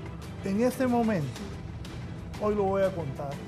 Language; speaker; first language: Spanish; native; Spanish